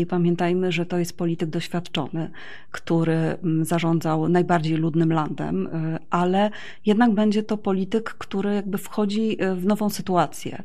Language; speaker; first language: Polish; native; Polish